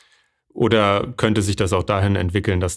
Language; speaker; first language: German; native; German